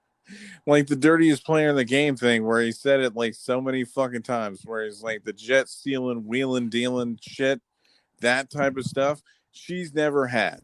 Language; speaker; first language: English; native; English